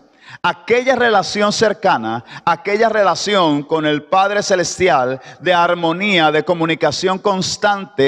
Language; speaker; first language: Spanish; native; Spanish